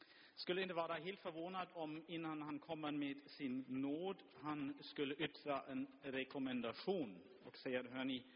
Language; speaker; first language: Swedish; non-native, fluent; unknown